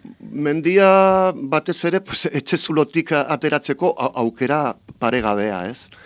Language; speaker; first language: Basque; non-native, local second language; Spanish